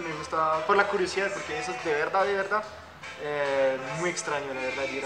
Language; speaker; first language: Spanish; non-native, fluent; French